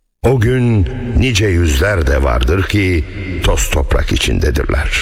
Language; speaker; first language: Turkish; native; Turkish